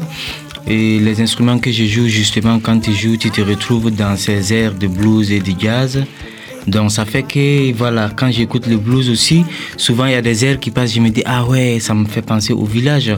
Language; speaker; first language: French; non-native, local second language; Mossi